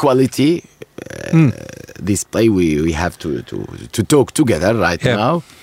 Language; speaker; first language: English; non-native, learner; Arabic